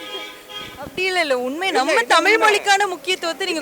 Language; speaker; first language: Tamil; native; Tamil